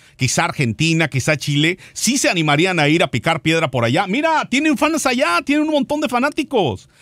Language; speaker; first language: Spanish; native; Spanish